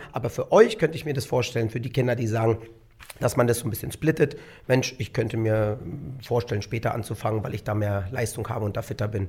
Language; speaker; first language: German; native; German